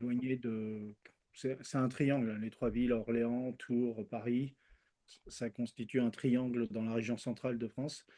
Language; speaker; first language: French; early bilingual, other home language; Spanish